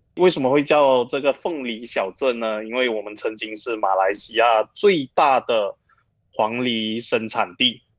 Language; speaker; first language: Chinese; native; Chinese